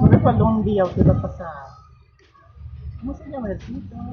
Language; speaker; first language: Spanish; non-native, learner; Haitian Creole